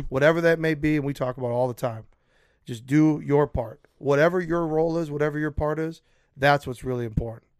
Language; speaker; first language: English; native; English